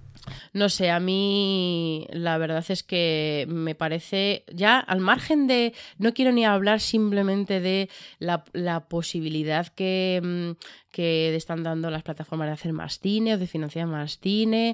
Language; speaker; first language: Spanish; native; Spanish